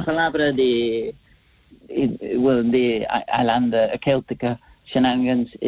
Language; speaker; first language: Spanish; non-native, learner; English